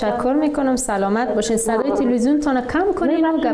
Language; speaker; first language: Persian; native; Persian